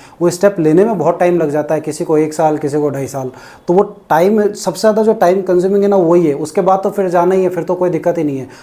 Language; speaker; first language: Hindi; native; Hindi